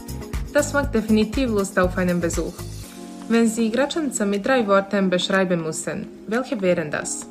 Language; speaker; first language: German; non-native, learner; Bosnian